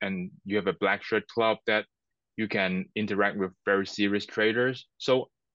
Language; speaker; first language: English; non-native, local second language; Cantonese